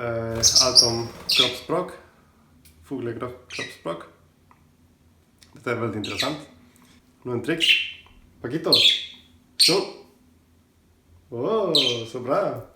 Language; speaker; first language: Norwegian; non-native, learner; Spanish